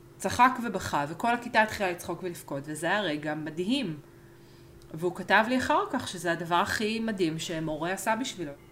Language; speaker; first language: Hebrew; early bilingual, other home language; Spanish